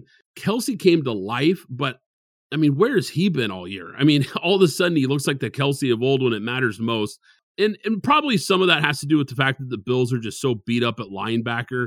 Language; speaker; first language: English; native; English